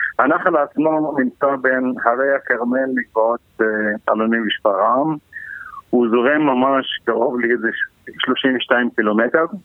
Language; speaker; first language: Hebrew; non-native, local second language; Arabic